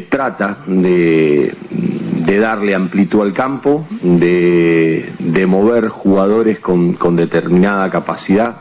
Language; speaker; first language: Spanish; native; Spanish